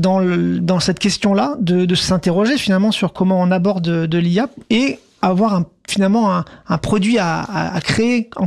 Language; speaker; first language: French; native; French